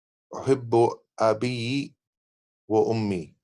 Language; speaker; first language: Arabic; non-native, learner; English